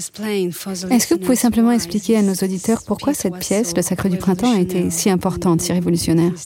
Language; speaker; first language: French; native; French